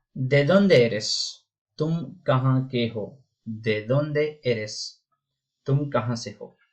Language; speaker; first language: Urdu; non-native, local second language; Punjabi